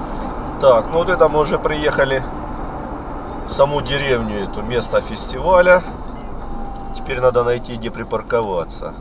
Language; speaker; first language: Russian; native; Russian